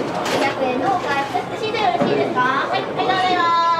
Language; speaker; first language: Japanese; native; Japanese